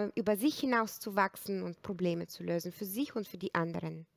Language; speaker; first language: German; non-native, fluent; Bulgarian